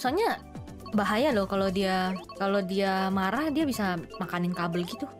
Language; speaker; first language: Indonesian; native; Indonesian